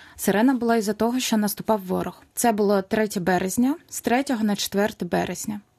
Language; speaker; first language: Ukrainian; non-native, local second language; Russian